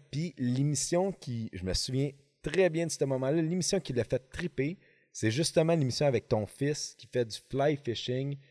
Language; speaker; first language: French; native; French